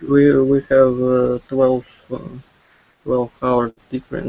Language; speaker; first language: English; non-native, learner; Russian